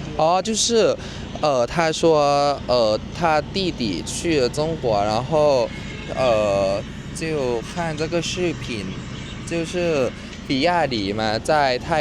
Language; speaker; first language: Chinese; non-native, fluent; Thai